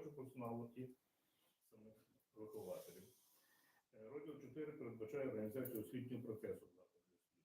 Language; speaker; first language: Ukrainian; native; Ukrainian